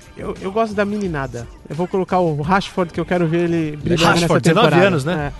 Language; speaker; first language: Portuguese; native; Portuguese